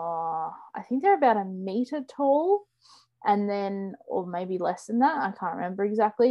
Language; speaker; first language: English; native; English